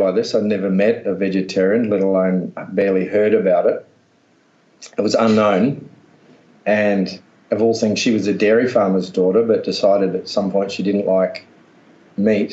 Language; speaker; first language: English; native; English